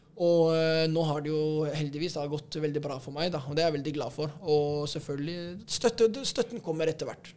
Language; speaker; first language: Norwegian; native; Norwegian